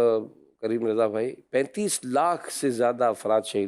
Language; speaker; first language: Urdu; native; Urdu